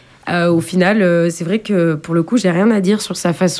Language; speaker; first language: French; native; French